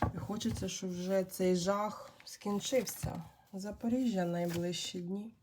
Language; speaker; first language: Ukrainian; non-native, local second language; Russian